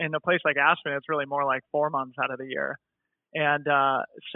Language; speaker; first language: English; native; English